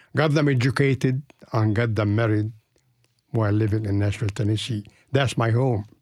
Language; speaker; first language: English; non-native, fluent; Arabic